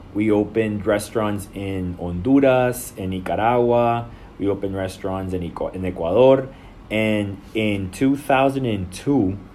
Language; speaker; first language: English; non-native, fluent; Spanish